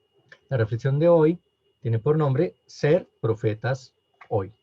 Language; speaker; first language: Spanish; native; Spanish